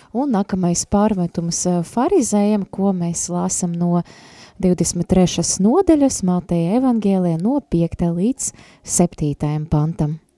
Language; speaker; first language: Latvian; non-native, local second language; Russian